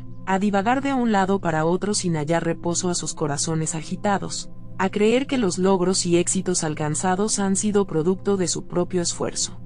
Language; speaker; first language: Spanish; native; Spanish